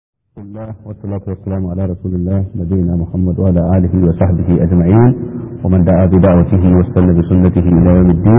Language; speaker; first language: Arabic; non-native, fluent; Hausa